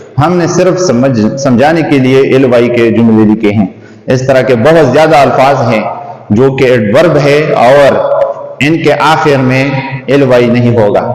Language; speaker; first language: Urdu; native; Urdu